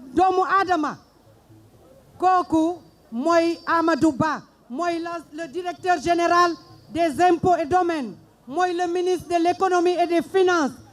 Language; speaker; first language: Wolof; non-native, local second language; Mandingo